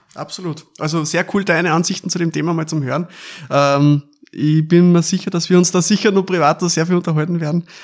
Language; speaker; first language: German; native; German